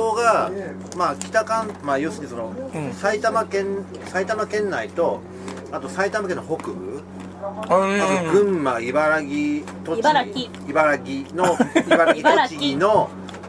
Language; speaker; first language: Japanese; native; Japanese